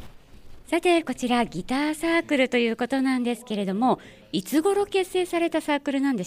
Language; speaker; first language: Japanese; native; Japanese